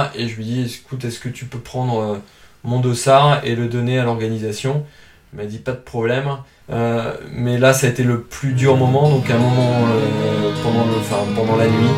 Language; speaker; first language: French; native; French